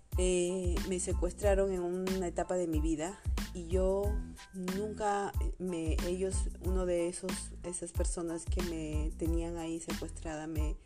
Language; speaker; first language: Spanish; native; Spanish